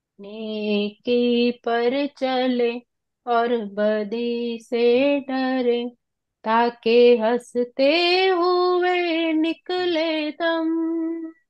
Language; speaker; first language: Hindi; non-native, local second language; Punjabi